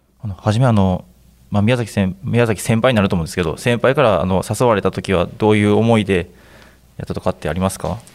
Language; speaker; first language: Japanese; native; Japanese